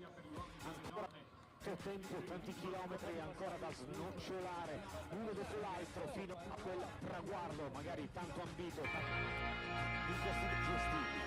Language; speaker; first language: Italian; native; Italian